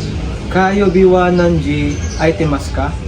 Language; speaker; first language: Japanese; non-native, learner; Filipino